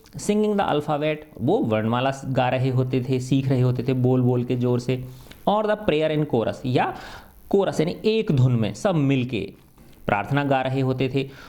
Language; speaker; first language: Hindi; native; Hindi